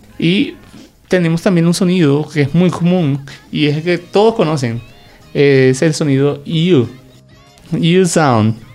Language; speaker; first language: Spanish; native; Spanish